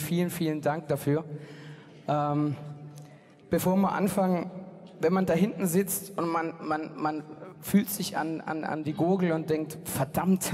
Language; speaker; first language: German; native; German